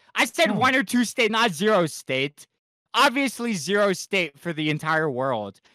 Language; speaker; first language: English; native; English